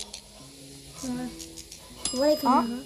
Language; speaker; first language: French; early bilingual, other home language; Portuguese